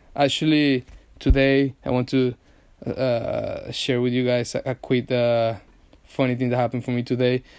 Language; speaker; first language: English; non-native, fluent; Spanish